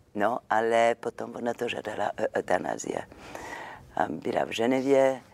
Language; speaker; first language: Czech; non-native, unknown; French